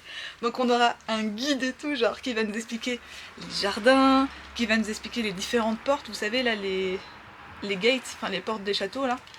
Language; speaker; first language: French; native; French